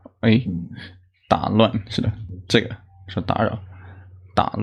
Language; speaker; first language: Chinese; non-native, learner; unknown